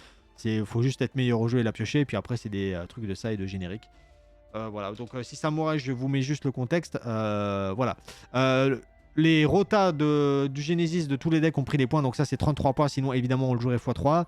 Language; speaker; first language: French; native; French